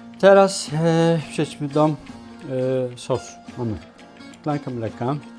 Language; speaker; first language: Polish; non-native, fluent; Turkish